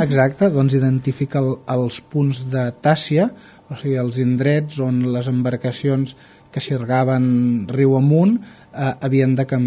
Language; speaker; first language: Catalan; native; Catalan